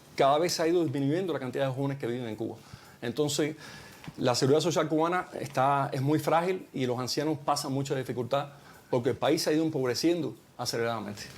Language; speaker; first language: Spanish; early bilingual, heritage; Spanish